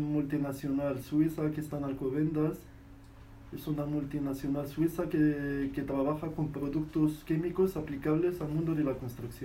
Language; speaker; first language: Spanish; non-native, fluent; Arabic